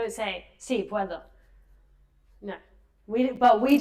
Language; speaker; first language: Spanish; non-native, fluent; English